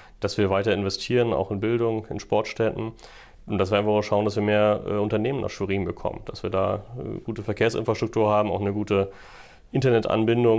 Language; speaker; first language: German; native; German